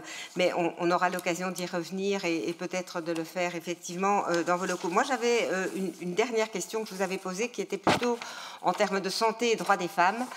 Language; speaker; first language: French; native; French